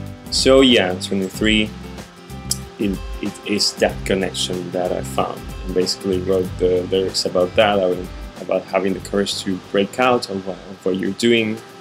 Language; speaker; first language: English; non-native, fluent; Spanish